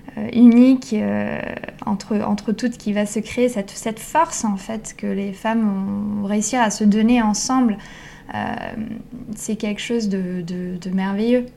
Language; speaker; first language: French; non-native, fluent; Italian